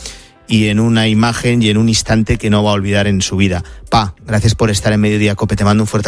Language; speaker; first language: Spanish; native; Spanish